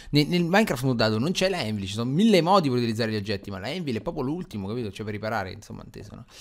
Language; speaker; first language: Italian; native; Italian